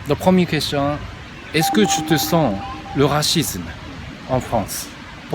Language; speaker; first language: French; non-native, learner; Japanese